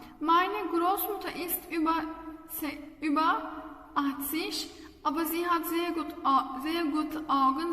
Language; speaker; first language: German; non-native, fluent; Turkish